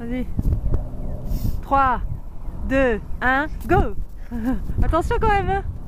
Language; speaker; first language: French; native; French